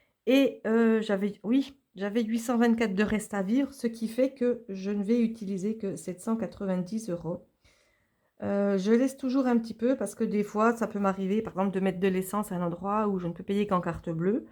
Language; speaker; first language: French; native; French